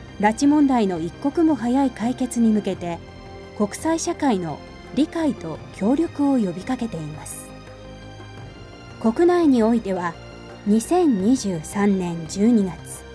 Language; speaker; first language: Japanese; native; Japanese